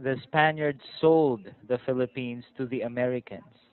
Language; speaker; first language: English; non-native, fluent; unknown